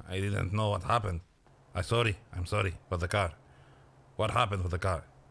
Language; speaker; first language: English; non-native, fluent; French